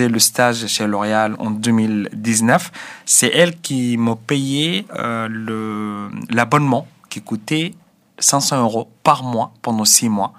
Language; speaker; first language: French; non-native, fluent; Arabic